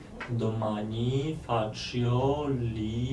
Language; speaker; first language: Italian; non-native, learner; Polish